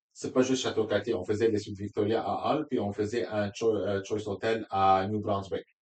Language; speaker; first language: French; non-native, local second language; Arabic